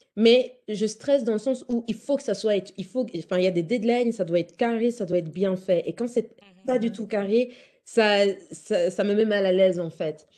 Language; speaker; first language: French; native; French